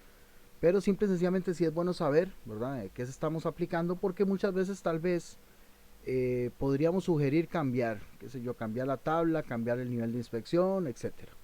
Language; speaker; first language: Spanish; native; Spanish